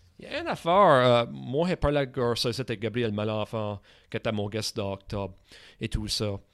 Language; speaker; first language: French; native; French